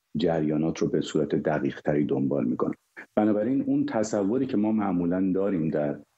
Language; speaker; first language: Persian; native; Persian